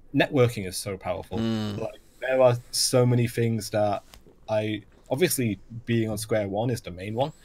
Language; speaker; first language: English; native; English